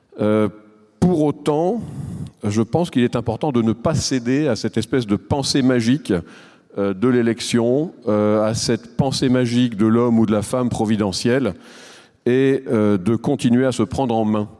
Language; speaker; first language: French; native; French